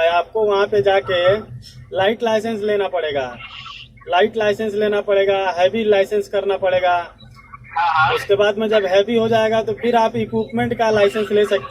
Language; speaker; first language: Hindi; native; Hindi